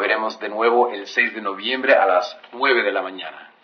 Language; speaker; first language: Spanish; native; Spanish